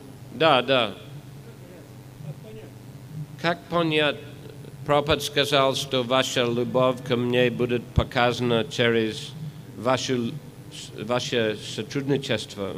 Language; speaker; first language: Russian; non-native, fluent; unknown